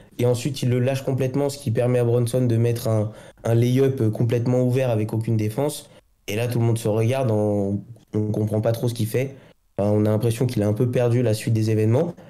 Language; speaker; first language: French; native; French